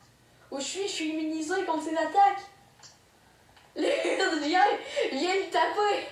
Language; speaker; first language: French; native; French